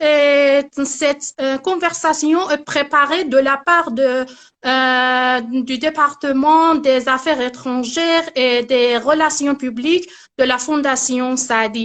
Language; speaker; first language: French; non-native, learner; Persian